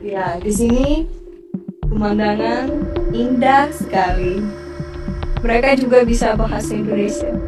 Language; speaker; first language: Indonesian; non-native, fluent; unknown